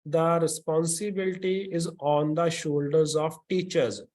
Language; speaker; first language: English; non-native, local second language; Punjabi